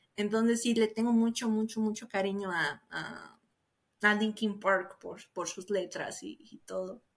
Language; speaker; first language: Spanish; native; Spanish